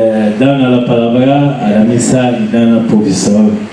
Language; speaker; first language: Spanish; non-native, learner; Arabic